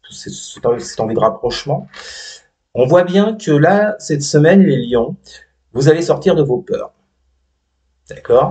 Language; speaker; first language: French; native; French